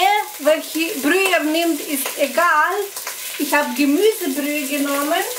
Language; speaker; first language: German; non-native, fluent; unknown